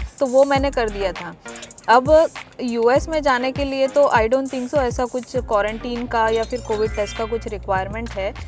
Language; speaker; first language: Hindi; native; Hindi